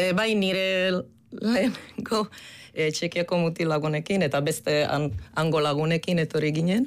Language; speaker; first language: Basque; non-native, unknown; Czech